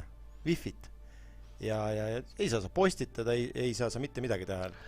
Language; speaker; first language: Estonian; native; Estonian